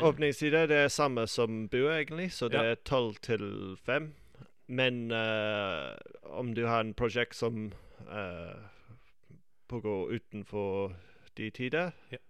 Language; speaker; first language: Norwegian; non-native, fluent; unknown